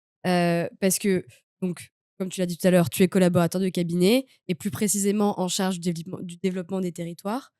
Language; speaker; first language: French; native; French